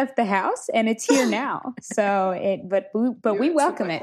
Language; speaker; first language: English; native; English